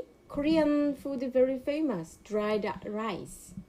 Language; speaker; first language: English; non-native, learner; Korean